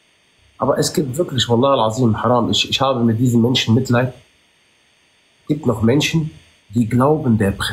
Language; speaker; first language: German; early bilingual, other home language; Arabic